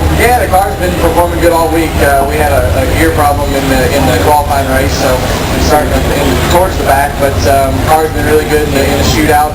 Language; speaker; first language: English; native; English